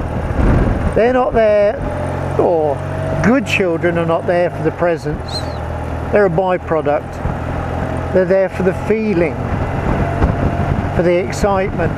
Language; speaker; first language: English; native; English